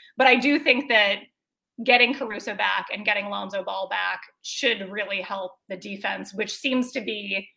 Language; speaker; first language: English; native; English